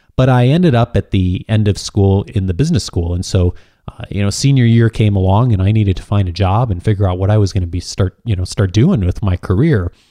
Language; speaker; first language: English; native; English